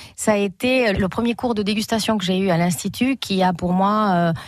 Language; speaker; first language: French; non-native, fluent; Spanish